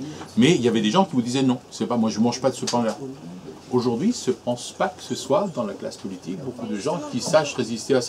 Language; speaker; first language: French; native; French